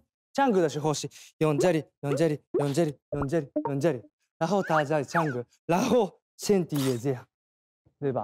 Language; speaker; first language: Chinese; non-native, learner; Thai